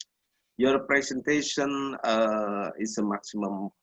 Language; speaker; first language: English; non-native, learner; Indonesian